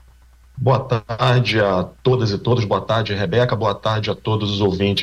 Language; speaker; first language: Portuguese; native; Portuguese